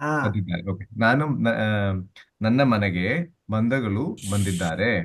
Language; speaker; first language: Kannada; non-native, learner; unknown